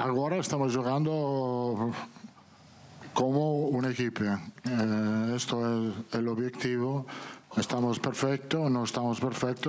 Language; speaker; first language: Portuguese; non-native, fluent; Italian